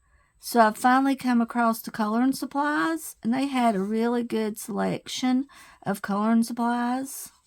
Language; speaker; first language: English; native; English